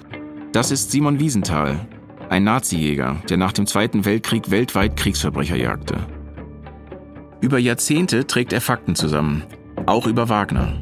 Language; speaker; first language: German; native; German